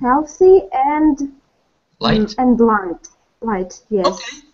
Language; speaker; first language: English; non-native, learner; Russian